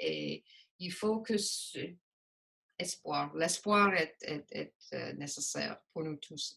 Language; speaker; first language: French; non-native, local second language; English